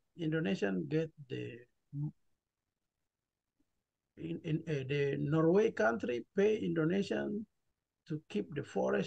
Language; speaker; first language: English; non-native, learner; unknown